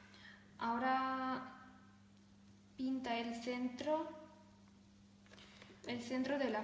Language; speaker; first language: Spanish; non-native, fluent; Russian